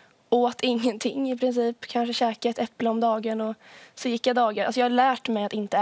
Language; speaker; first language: Swedish; native; Swedish